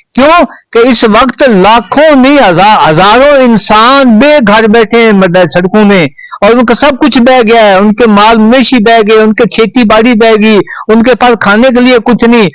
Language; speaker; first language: Urdu; non-native, local second language; Punjabi